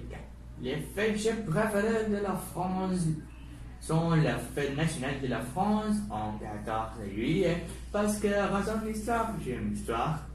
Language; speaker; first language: French; non-native, learner; Spanish